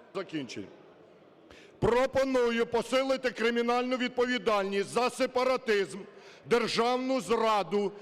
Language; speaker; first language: Ukrainian; native; Ukrainian